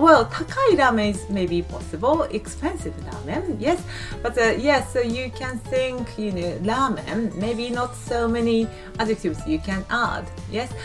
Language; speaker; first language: English; non-native, fluent; Japanese